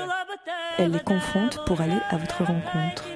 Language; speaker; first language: French; native; French